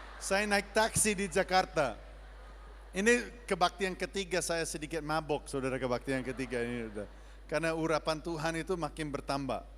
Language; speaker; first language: Indonesian; non-native, fluent; English